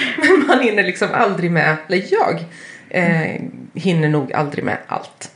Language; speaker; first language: Swedish; early bilingual, heritage; Swedish